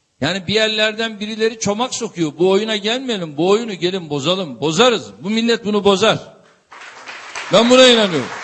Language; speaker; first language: Turkish; native; Turkish